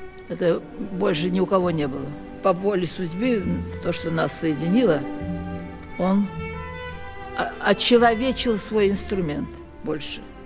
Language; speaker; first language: Russian; native; Russian